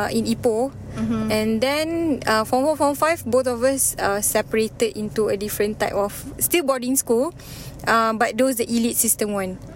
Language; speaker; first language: English; non-native, local second language; Malay